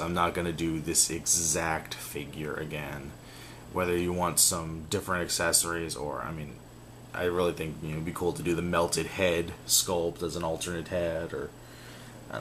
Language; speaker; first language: English; native; English